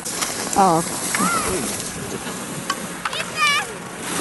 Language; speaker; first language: Japanese; native; Japanese